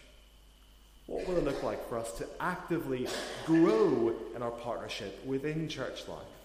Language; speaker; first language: English; native; English